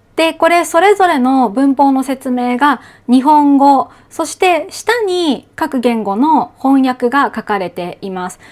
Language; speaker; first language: Japanese; native; Japanese